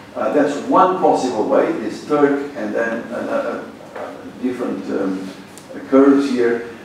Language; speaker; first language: English; non-native, fluent; Portuguese